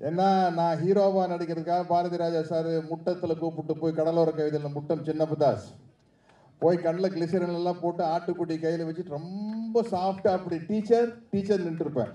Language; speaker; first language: Tamil; native; Tamil